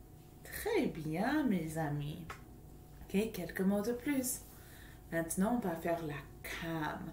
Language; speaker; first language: French; non-native, fluent; English